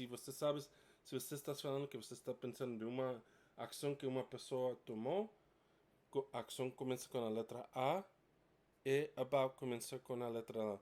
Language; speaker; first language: Portuguese; non-native, fluent; English